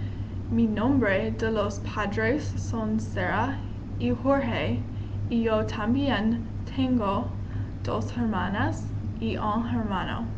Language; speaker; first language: Spanish; non-native, learner; English